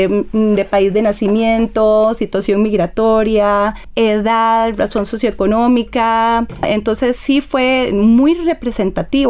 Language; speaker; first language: Spanish; native; Spanish